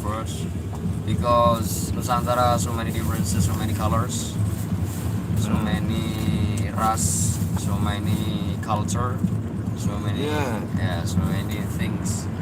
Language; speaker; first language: English; non-native, learner; Indonesian